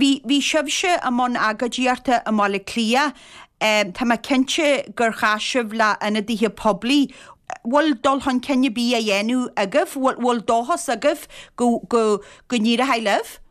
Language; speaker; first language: Irish; native; Irish